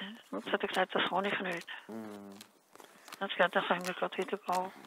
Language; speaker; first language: German; native; German